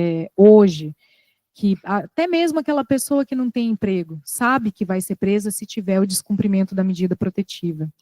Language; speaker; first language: Portuguese; native; Portuguese